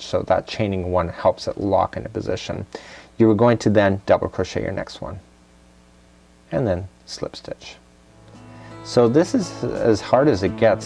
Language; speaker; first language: English; native; English